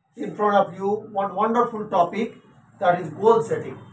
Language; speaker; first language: English; non-native, local second language; Maithili